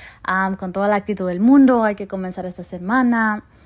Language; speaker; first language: Spanish; early bilingual, heritage; Spanish